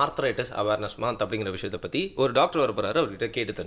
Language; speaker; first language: Tamil; native; Tamil